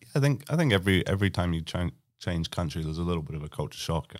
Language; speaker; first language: English; native; English